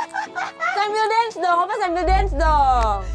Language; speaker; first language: Indonesian; native; Indonesian